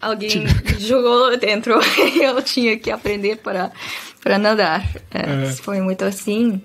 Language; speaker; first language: Portuguese; non-native, fluent; Dutch